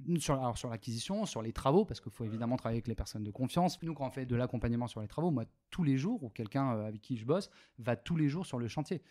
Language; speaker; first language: French; native; French